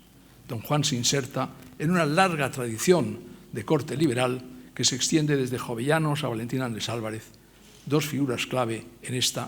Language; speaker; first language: Spanish; native; Spanish